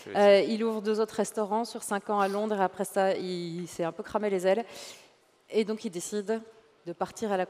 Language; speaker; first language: French; native; French